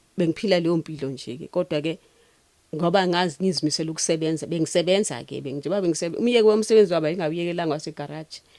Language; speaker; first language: Zulu; non-native, local second language; Xhosa